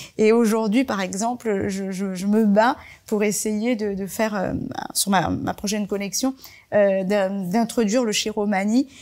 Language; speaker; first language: French; early bilingual, other home language; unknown